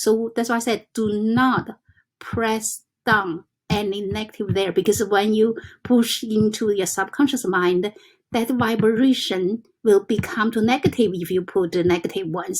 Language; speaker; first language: English; non-native, fluent; Chinese